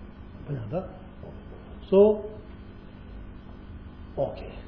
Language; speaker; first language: Russian; non-native, learner; Tibetan